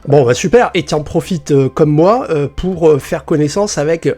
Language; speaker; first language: French; native; French